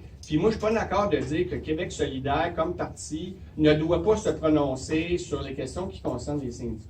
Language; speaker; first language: French; native; French